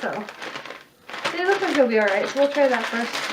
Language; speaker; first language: English; native; English